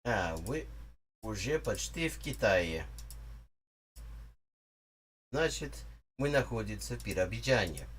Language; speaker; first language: Russian; non-native, learner; English